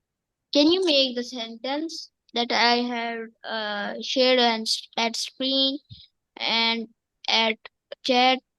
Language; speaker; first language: English; non-native, local second language; Urdu